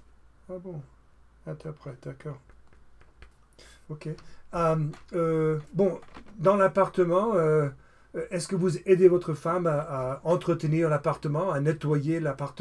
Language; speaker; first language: French; non-native, fluent; English